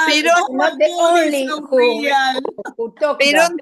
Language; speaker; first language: English; non-native, learner; Spanish